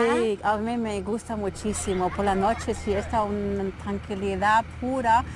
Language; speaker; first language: Spanish; non-native, learner; German